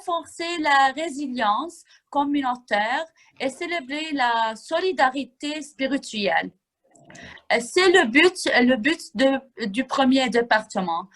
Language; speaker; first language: French; non-native, fluent; Arabic